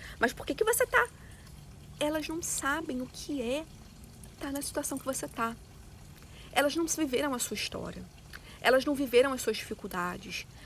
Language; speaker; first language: Portuguese; native; Portuguese